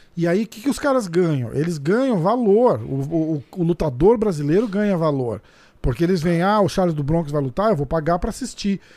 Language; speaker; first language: Portuguese; native; Portuguese